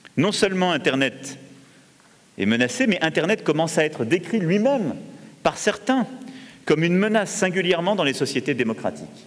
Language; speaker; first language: French; native; French